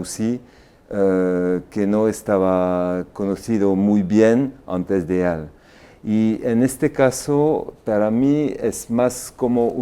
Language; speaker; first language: Spanish; non-native, fluent; French